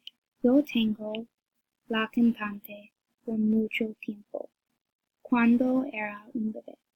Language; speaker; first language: Spanish; non-native, learner; English